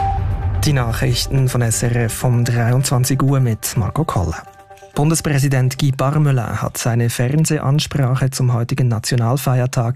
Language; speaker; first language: German; native; German